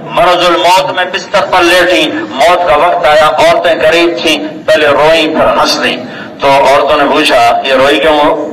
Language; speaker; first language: Urdu; non-native, local second language; Punjabi